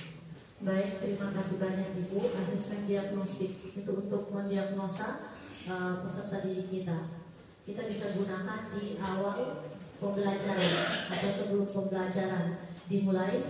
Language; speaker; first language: Indonesian; native; Indonesian